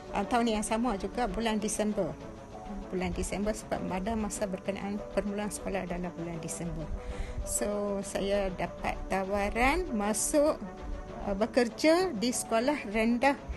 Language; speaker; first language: Malay; non-native, local second language; Tamil